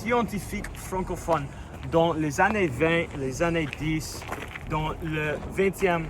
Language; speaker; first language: French; non-native, learner; English